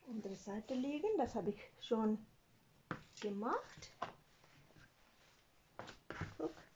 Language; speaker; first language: German; non-native, learner; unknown